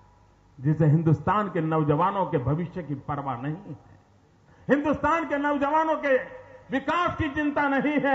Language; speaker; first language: Hindi; non-native, local second language; Gujarati